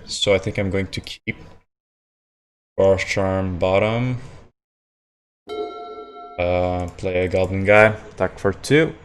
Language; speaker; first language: English; non-native, fluent; French